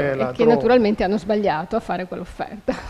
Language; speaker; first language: Italian; native; Italian